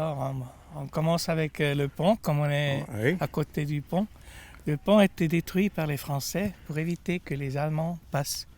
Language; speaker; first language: French; non-native, fluent; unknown